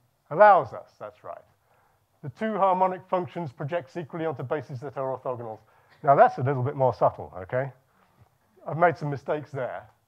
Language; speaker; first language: English; native; English